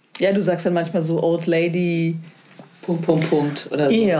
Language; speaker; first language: German; native; German